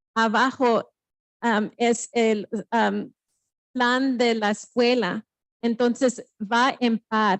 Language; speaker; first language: Spanish; early bilingual, heritage; Spanish